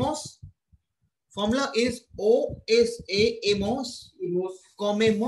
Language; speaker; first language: Spanish; non-native, fluent; Hindi